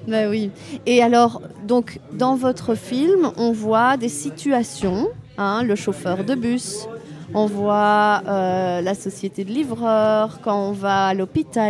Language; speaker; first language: French; native; French